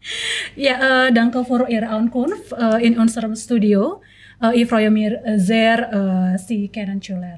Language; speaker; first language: German; non-native, learner; Indonesian